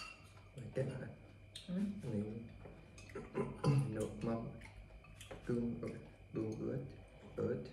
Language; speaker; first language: Vietnamese; non-native, learner; Finnish